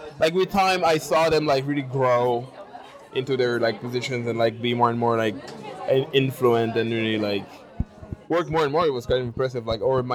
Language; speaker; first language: English; non-native, local second language; French